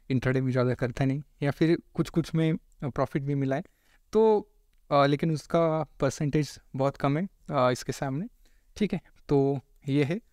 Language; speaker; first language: Hindi; non-native, local second language; Marathi